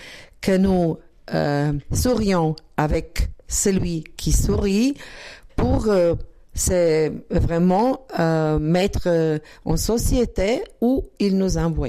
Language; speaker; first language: French; non-native, learner; Croatian